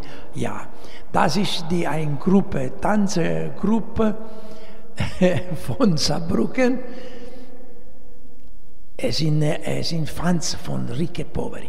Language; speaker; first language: German; non-native, learner; Italian